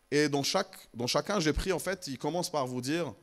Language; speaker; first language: French; non-native, local second language; Arabic